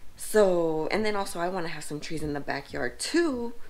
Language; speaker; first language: English; early bilingual, other home language; Spanish